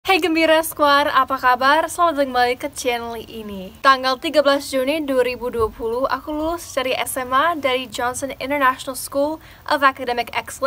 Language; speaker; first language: Indonesian; non-native, fluent; English